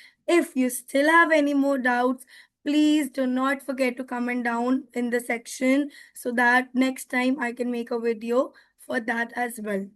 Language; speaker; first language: English; non-native, local second language; Hindi